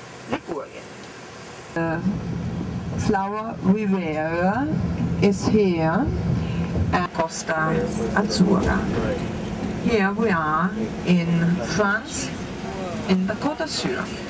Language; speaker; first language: English; non-native, fluent; Italian